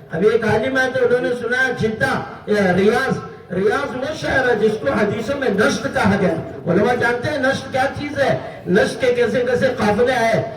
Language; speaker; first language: Urdu; native; Urdu